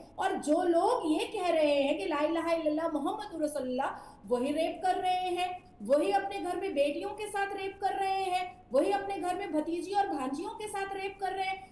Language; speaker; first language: Hindi; native; Hindi